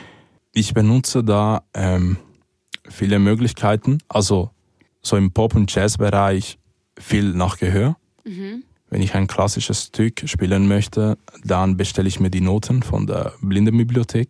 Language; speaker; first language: German; early bilingual, other home language; Spanish